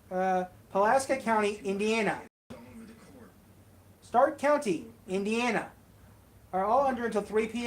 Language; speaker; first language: English; native; English